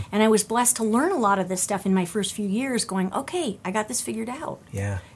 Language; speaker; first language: English; native; English